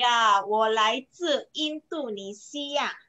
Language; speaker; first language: Chinese; non-native, fluent; Indonesian